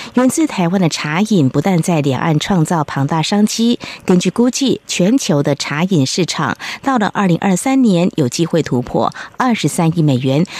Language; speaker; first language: Chinese; native; Chinese